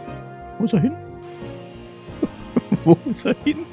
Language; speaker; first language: German; native; German